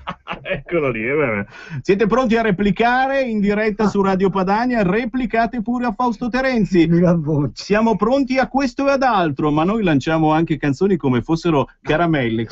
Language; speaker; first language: Italian; native; Italian